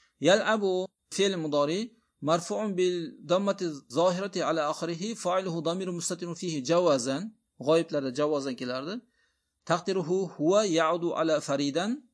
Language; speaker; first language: Arabic; non-native, fluent; Uzbek